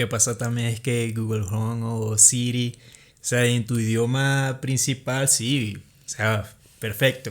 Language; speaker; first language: Spanish; native; Spanish